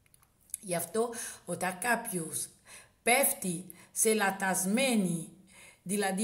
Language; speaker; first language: Greek; non-native, learner; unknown